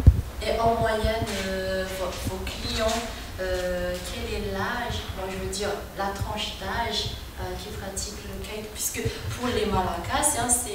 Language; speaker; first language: French; non-native, local second language; Malagasy